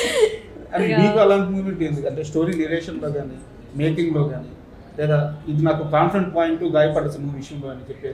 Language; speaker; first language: Telugu; native; Telugu